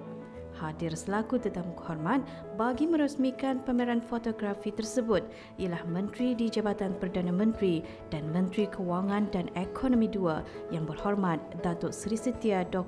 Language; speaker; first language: Malay; native; Malay